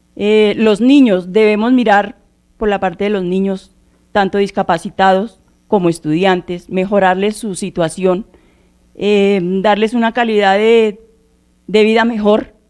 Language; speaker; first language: Spanish; native; Spanish